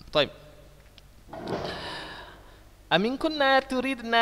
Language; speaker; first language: Arabic; non-native, fluent; Indonesian